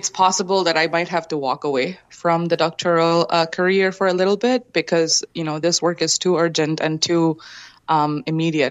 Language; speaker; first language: English; non-native, local second language; Bangla